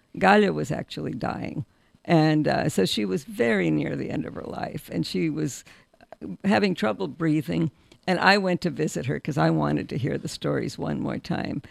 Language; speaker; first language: English; early bilingual, other home language; Russian